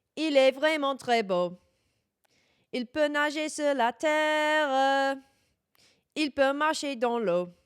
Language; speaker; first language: French; non-native, learner; English